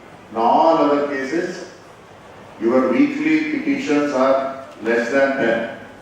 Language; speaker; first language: English; non-native, local second language; Telugu